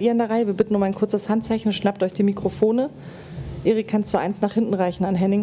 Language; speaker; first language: German; native; German